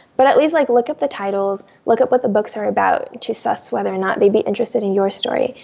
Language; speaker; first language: English; early bilingual, other home language; Chinese